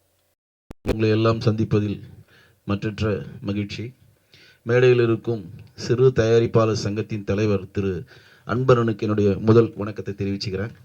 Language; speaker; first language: Tamil; native; Tamil